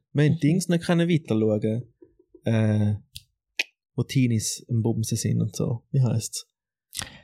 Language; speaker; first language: German; native; German